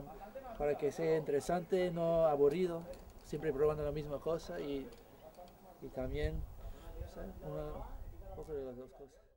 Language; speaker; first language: Spanish; non-native, fluent; English